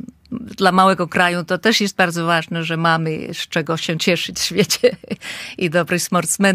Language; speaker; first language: Polish; non-native, fluent; Finnish